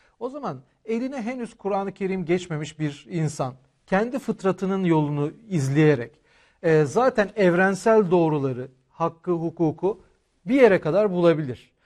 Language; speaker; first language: Turkish; native; Turkish